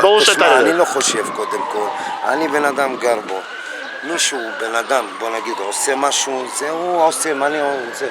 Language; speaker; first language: Hebrew; non-native, local second language; Arabic